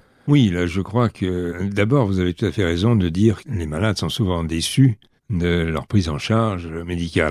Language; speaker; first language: French; native; French